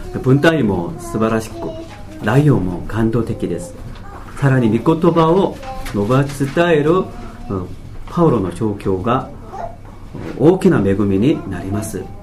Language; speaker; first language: Japanese; non-native, fluent; Korean